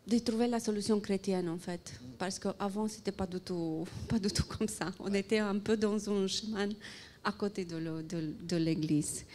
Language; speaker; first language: French; non-native, fluent; Romanian